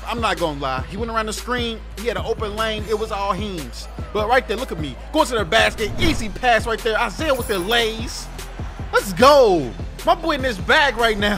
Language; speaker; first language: English; native; English